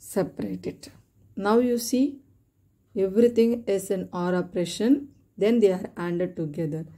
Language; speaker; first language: English; non-native, local second language; Tamil